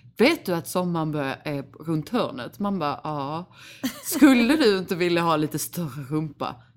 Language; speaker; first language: Swedish; native; Swedish